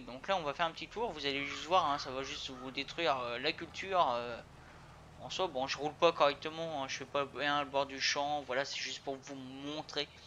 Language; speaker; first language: French; native; French